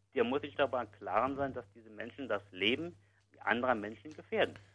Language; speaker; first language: German; native; German